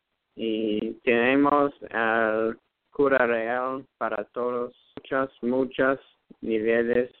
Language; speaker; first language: Spanish; non-native, learner; English